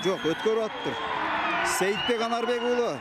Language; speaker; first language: Kyrgyz; native; Kyrgyz